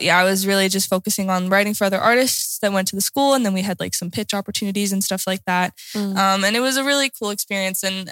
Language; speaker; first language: English; native; English